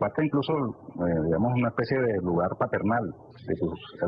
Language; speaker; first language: Spanish; native; Spanish